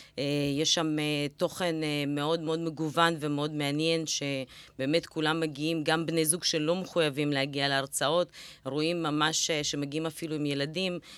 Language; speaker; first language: Hebrew; early bilingual, other home language; Russian